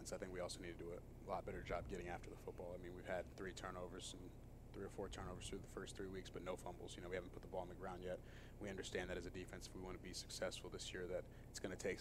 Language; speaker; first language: English; native; English